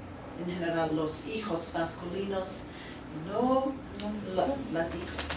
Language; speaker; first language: Spanish; non-native, fluent; English